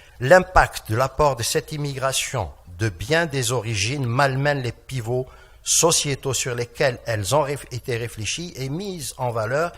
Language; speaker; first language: French; non-native, local second language; Kabyle